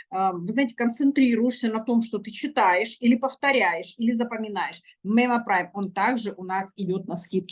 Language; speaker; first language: Russian; native; Russian